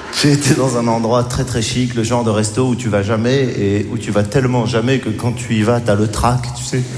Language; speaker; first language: French; native; French